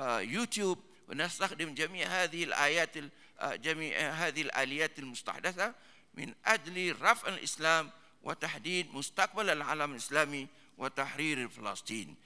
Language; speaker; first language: Arabic; non-native, fluent; Malay